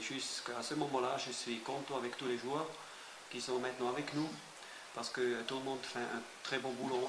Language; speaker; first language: French; non-native, fluent; German